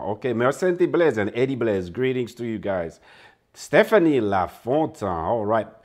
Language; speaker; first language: English; non-native, fluent; Haitian Creole